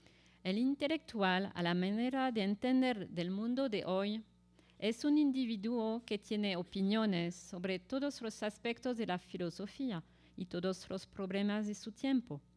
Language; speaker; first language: Spanish; non-native, fluent; French